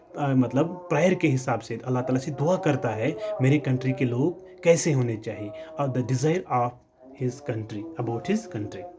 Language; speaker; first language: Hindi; non-native, local second language; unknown